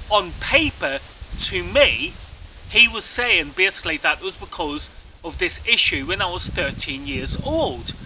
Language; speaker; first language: English; native; English